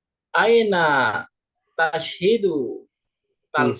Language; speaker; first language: Arabic; non-native, learner; Indonesian